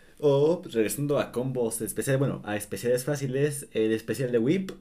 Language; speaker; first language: Spanish; native; Spanish